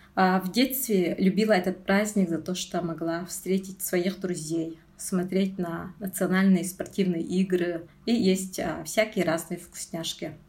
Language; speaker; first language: Russian; non-native, local second language; Yakut